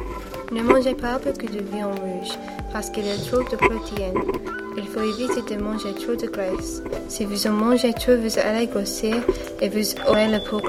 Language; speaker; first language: French; non-native, learner; English